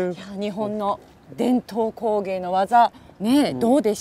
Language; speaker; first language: Japanese; native; Japanese